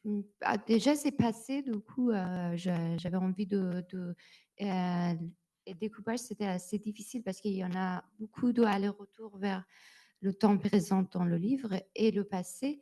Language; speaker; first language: French; non-native, learner; Persian